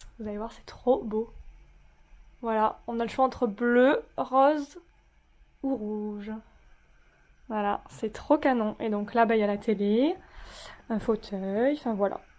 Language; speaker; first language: French; native; French